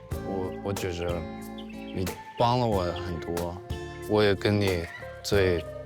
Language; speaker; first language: Chinese; non-native, learner; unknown